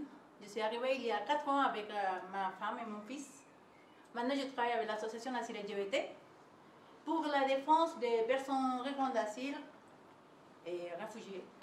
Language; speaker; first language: French; non-native, learner; Spanish